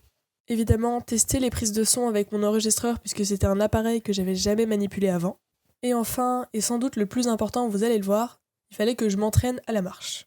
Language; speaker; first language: French; native; French